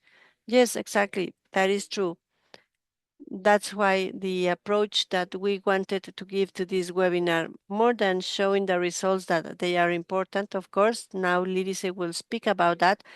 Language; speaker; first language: English; non-native, fluent; Spanish